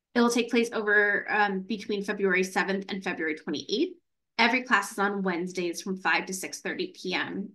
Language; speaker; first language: English; native; English